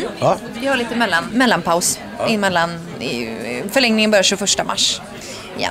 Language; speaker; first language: Swedish; native; Swedish